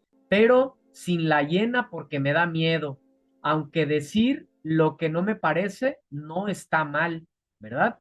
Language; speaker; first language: Spanish; native; Spanish